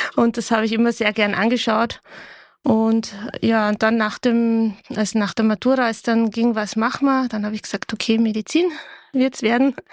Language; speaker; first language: German; native; German